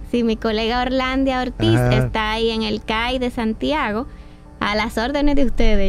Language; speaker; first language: Spanish; native; Spanish